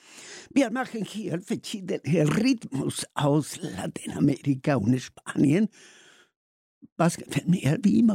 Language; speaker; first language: German; non-native, learner; Spanish